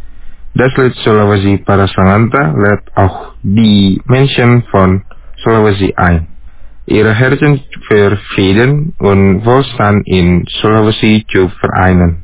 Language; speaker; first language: German; non-native, fluent; Indonesian